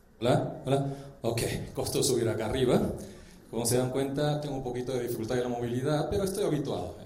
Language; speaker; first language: Spanish; early bilingual, other home language; Korean